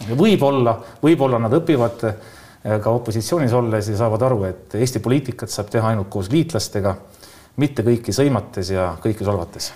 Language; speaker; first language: Estonian; native; Estonian